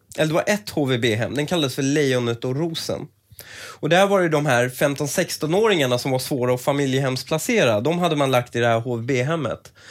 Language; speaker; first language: Swedish; early bilingual, other home language; Persian